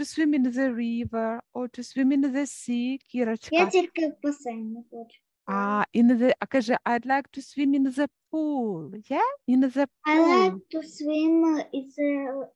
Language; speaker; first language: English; non-native, fluent; Ukrainian